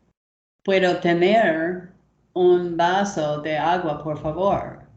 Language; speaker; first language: Spanish; non-native, learner; English